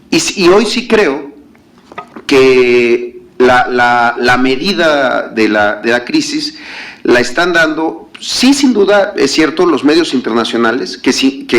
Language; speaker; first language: Spanish; native; Spanish